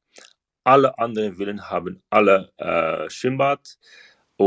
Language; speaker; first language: German; non-native, learner; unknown